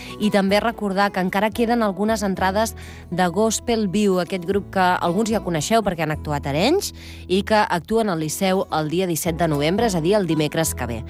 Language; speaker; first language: Catalan; native; Catalan